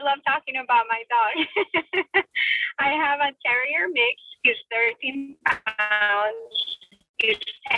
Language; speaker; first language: English; non-native, fluent; Spanish